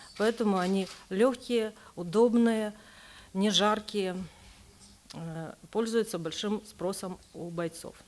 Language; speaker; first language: Russian; native; Russian